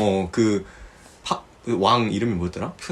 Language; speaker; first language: Korean; native; Korean